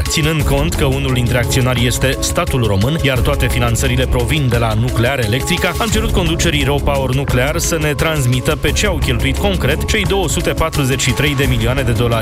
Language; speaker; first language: Romanian; native; Romanian